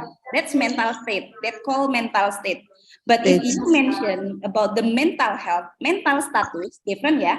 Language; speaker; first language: English; non-native, fluent; Indonesian